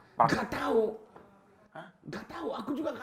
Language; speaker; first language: Indonesian; non-native, fluent; Japanese